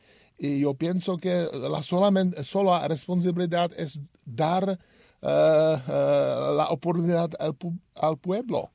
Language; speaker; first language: Spanish; non-native, learner; Czech